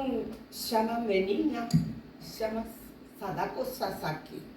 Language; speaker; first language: Portuguese; non-native, learner; Japanese